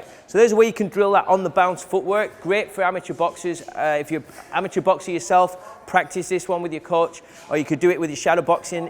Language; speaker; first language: English; native; English